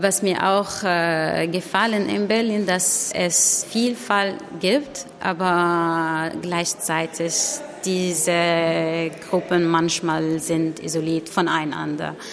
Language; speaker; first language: German; non-native, learner; Arabic